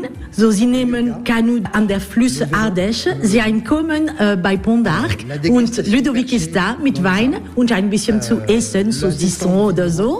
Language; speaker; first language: German; non-native, learner; French